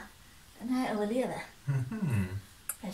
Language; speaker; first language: Swedish; non-native, learner; Thai